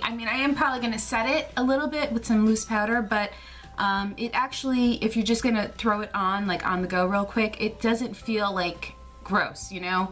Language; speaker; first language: English; native; English